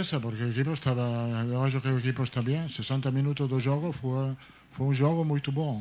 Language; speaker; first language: Portuguese; non-native, fluent; Italian